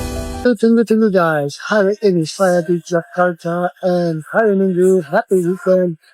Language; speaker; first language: Indonesian; non-native, learner; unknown